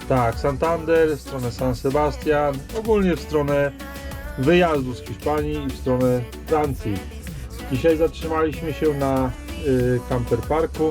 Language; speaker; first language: Polish; native; Polish